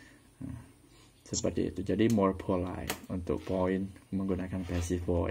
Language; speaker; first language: Indonesian; native; Indonesian